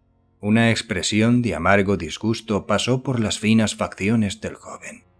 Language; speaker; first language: Spanish; native; Spanish